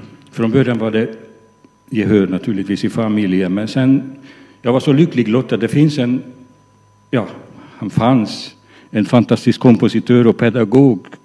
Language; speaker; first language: Swedish; non-native, fluent; Hungarian